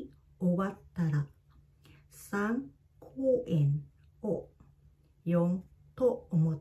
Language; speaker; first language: Japanese; non-native, fluent; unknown